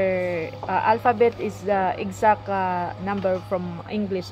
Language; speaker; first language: English; non-native, learner; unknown